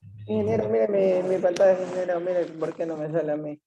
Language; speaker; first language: Spanish; native; Spanish